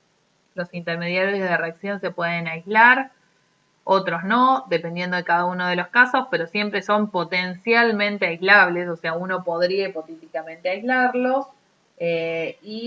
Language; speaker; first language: Spanish; native; Spanish